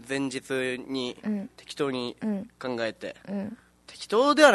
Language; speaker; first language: Japanese; native; Japanese